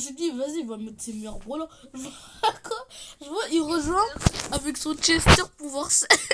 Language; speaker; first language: French; native; French